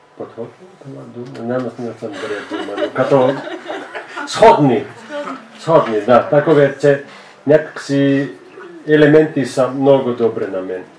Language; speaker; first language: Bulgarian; non-native, fluent; Finnish